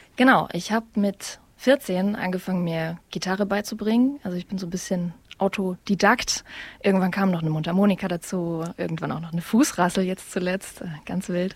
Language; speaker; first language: German; native; German